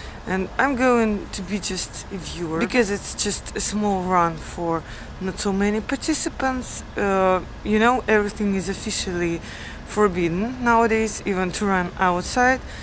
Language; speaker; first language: English; non-native, fluent; Russian